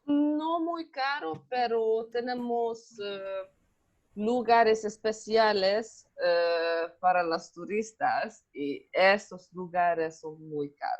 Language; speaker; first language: Spanish; non-native, learner; Hungarian